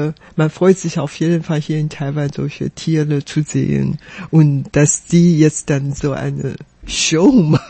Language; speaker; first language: German; non-native, fluent; Chinese